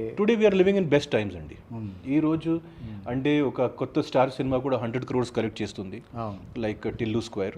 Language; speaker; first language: Telugu; non-native, fluent; Hindi